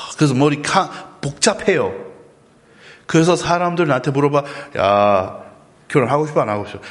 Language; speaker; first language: Korean; non-native, learner; English